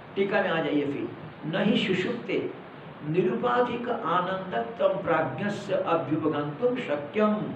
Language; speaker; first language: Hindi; non-native, local second language; Malayalam